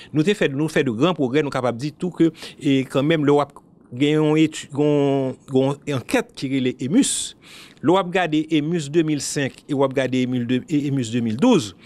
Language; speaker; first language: French; non-native, local second language; Haitian Creole